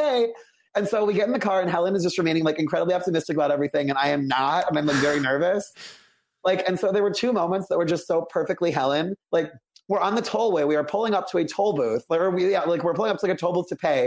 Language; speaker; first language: English; native; English